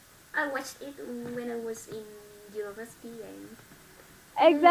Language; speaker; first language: English; non-native, learner; Vietnamese